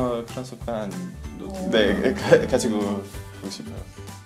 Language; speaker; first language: Korean; non-native, learner; Swedish